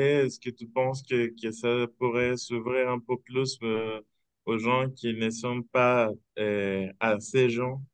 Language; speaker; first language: French; non-native, fluent; Spanish